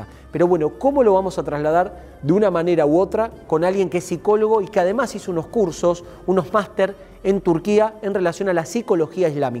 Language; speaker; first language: Spanish; native; Spanish